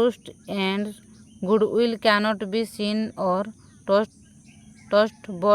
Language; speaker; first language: English; non-native, local second language; Odia